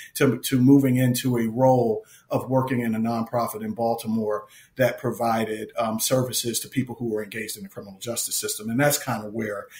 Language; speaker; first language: English; native; English